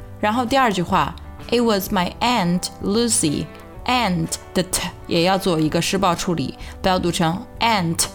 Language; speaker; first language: Chinese; native; Chinese